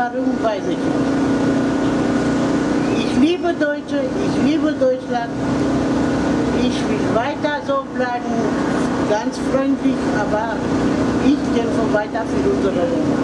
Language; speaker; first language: German; non-native, learner; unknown